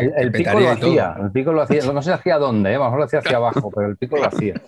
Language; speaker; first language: Spanish; native; Spanish